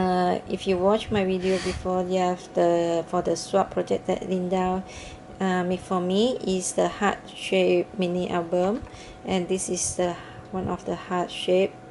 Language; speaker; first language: English; non-native, learner; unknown